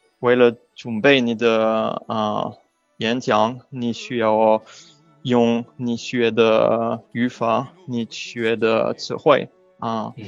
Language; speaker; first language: Chinese; non-native, learner; French